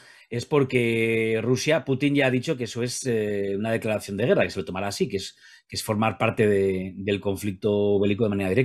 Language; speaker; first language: Spanish; native; Spanish